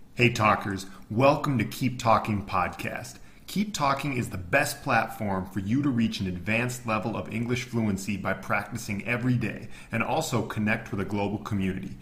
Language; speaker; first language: English; native; English